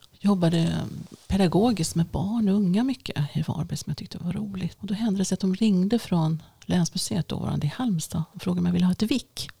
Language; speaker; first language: Swedish; early bilingual, other home language; Finnish